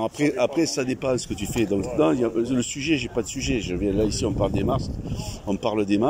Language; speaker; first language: French; native; French